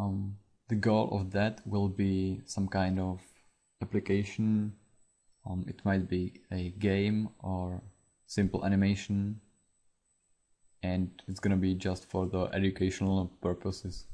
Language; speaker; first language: English; non-native, fluent; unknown